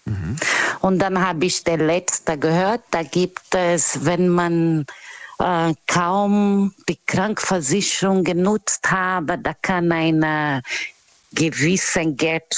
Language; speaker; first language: German; non-native, learner; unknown